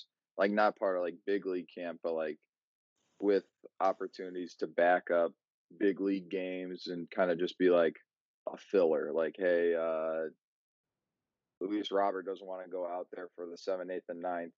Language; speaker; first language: English; native; English